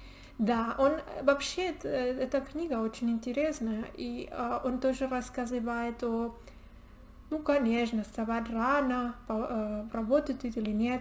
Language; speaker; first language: Russian; non-native, learner; Spanish